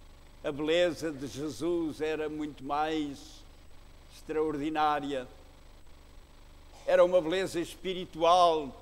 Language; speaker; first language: Portuguese; native; Portuguese